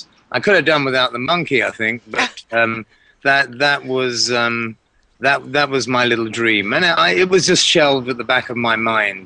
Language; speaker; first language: English; native; English